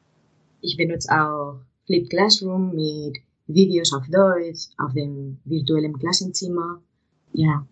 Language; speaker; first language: German; non-native, fluent; Spanish